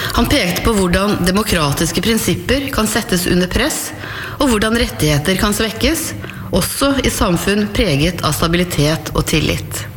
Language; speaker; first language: Norwegian; native; Norwegian